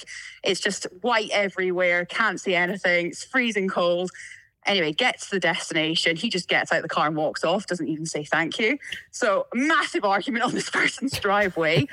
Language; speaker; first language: English; native; English